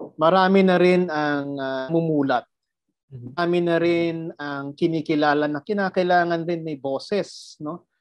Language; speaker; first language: Filipino; non-native, local second language; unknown